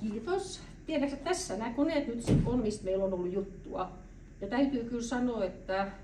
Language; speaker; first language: Finnish; native; Finnish